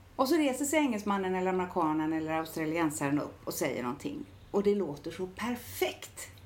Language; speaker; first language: Swedish; native; Swedish